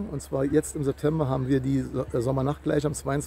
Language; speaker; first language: German; native; German